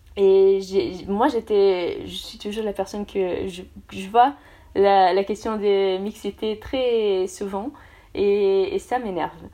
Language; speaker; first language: French; non-native, fluent; Portuguese